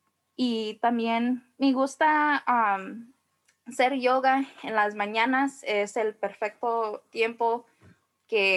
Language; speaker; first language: Spanish; early bilingual, heritage; Spanish